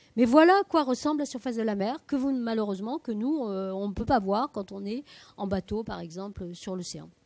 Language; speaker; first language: French; native; French